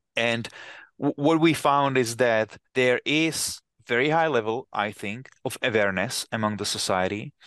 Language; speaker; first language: English; non-native, fluent; Czech